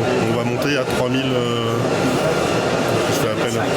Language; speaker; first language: French; native; French